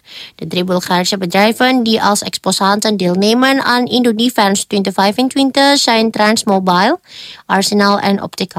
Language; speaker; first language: Dutch; non-native, fluent; Indonesian